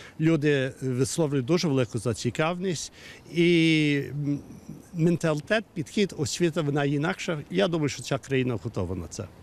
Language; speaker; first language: Ukrainian; non-native, fluent; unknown